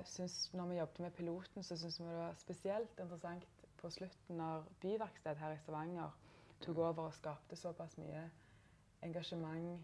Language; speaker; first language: Norwegian; native; Norwegian